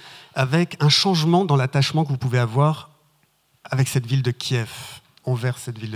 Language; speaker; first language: French; native; French